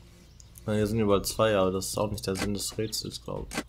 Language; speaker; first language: German; native; German